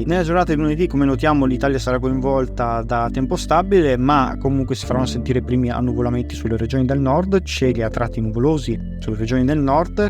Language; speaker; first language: Italian; native; Italian